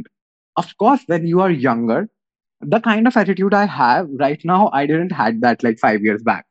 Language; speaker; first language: English; non-native, local second language; Hindi